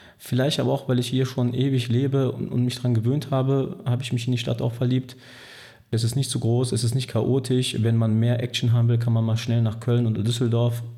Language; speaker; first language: German; early bilingual, other home language; Turkish